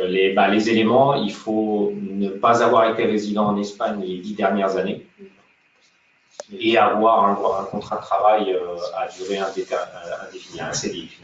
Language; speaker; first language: French; native; French